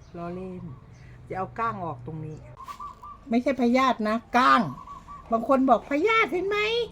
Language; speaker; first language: Thai; native; Thai